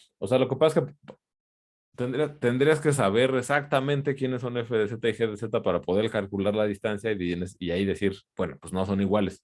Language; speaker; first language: Spanish; native; Spanish